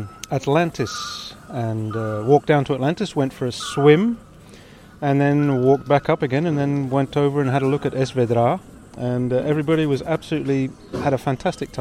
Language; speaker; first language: English; non-native, fluent; Catalan